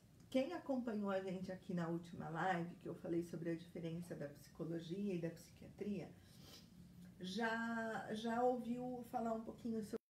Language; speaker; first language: Portuguese; native; Portuguese